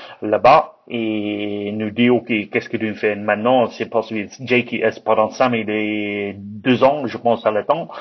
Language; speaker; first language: French; non-native, learner; English